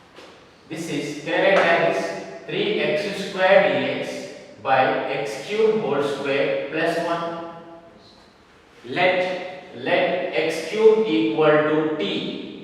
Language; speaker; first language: English; non-native, local second language; Kannada